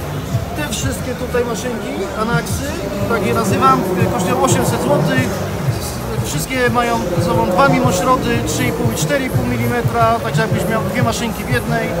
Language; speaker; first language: Polish; native; Polish